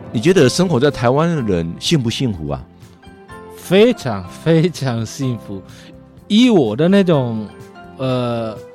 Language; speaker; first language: Chinese; non-native, fluent; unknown